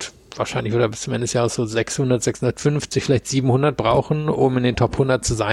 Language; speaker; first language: German; native; German